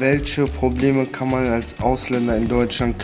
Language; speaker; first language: German; early bilingual, other home language; Turkish